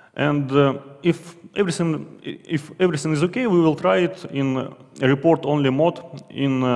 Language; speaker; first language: English; non-native, fluent; Russian